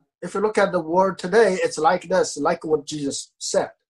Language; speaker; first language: English; non-native, fluent; Chinese